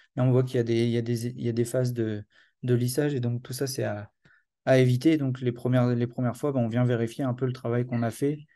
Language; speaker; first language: French; native; French